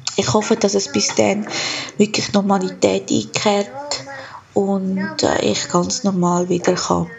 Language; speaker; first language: German; non-native, fluent; Spanish